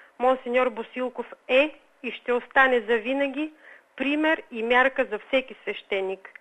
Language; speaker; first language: Bulgarian; native; Bulgarian